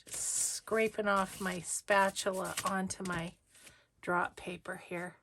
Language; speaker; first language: English; native; English